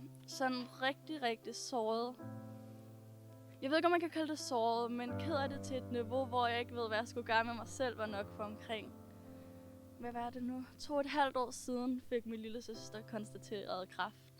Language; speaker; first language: Danish; native; Danish